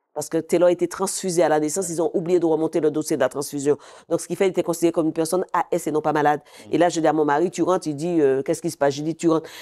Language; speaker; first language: French; native; French